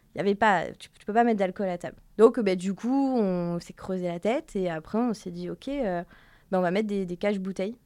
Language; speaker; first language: French; native; French